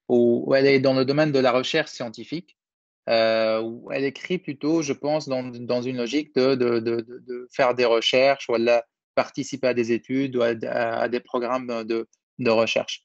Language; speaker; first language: French; non-native, local second language; Arabic